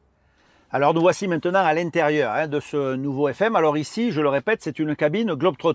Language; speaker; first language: French; native; French